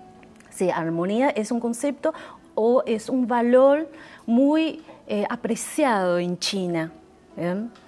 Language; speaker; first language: Spanish; non-native, fluent; Chinese